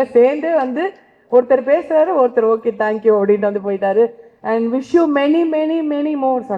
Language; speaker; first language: Tamil; native; Tamil